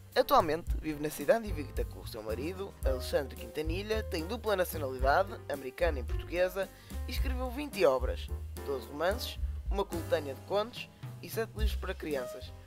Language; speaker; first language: Portuguese; native; Portuguese